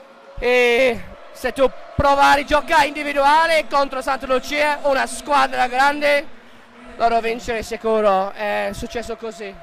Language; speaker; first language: Italian; non-native, learner; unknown